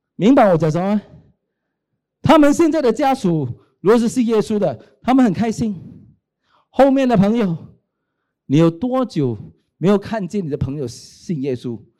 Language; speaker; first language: Chinese; native; Chinese